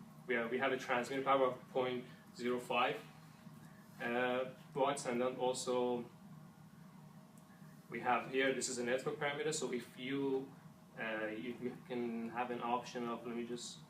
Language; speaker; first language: English; non-native, fluent; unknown